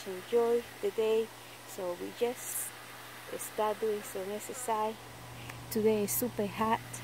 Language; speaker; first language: English; non-native, learner; Spanish